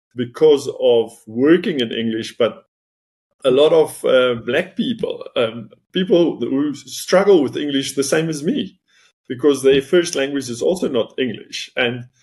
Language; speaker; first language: English; non-native, local second language; Afrikaans